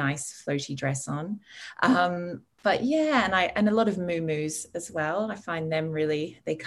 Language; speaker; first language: English; native; English